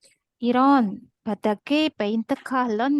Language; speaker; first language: Korean; non-native, learner; Indonesian